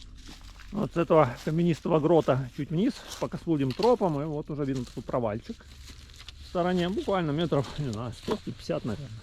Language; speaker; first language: Russian; native; Russian